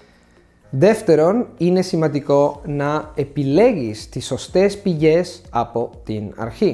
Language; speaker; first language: Greek; non-native, fluent; Italian